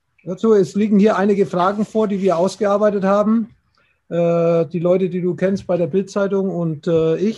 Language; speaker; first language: German; native; German